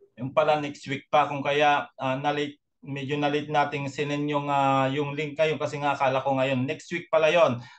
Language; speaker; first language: Filipino; native; Filipino